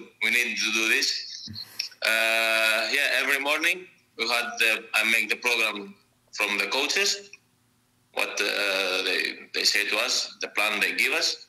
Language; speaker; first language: English; non-native, fluent; Greek